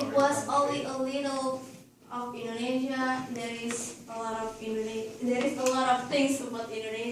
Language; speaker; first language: English; non-native, learner; Indonesian